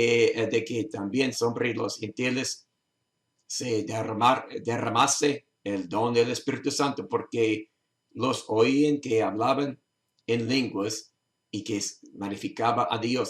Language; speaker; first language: Spanish; non-native, learner; English